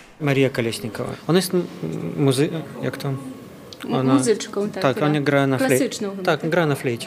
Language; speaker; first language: Polish; non-native, fluent; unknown